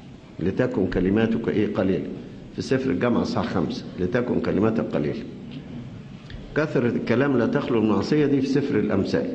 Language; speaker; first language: Arabic; native; Arabic